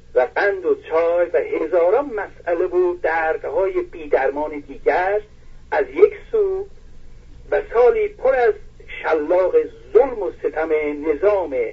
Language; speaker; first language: Persian; non-native, local second language; Azerbaijani